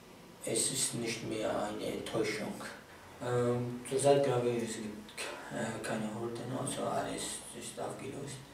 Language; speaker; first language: German; non-native, fluent; Arabic